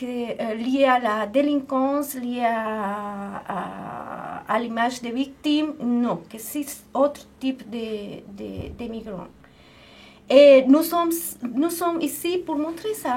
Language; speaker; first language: French; non-native, fluent; Spanish